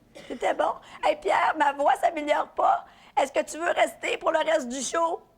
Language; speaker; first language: French; native; French